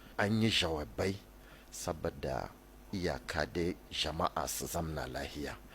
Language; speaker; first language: Hausa; native; Hausa